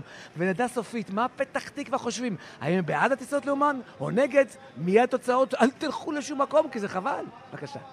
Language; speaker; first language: Hebrew; native; Hebrew